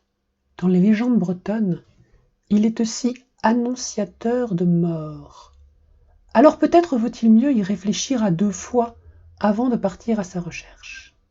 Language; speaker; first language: French; native; French